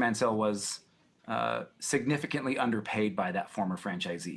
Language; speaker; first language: English; native; English